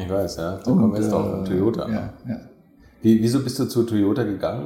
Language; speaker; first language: German; native; German